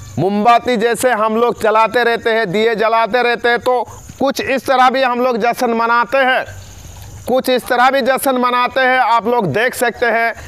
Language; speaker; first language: Hindi; non-native, local second language; Bangla